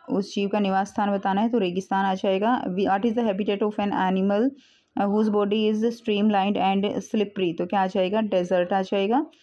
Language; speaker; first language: Hindi; native; Hindi